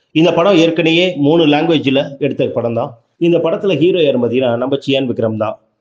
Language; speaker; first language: Tamil; native; Tamil